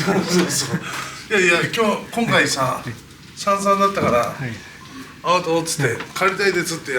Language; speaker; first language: Japanese; native; Japanese